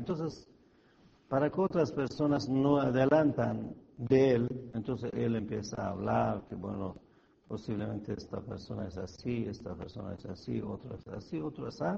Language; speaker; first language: Spanish; non-native, fluent; Persian